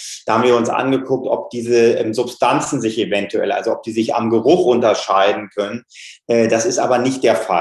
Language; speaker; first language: German; native; German